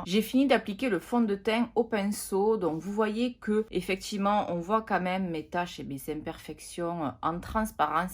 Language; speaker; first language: French; native; French